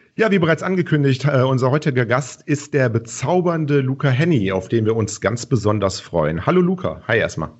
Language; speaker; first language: German; native; German